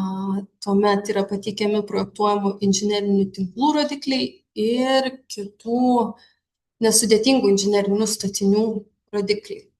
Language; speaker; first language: Lithuanian; native; Lithuanian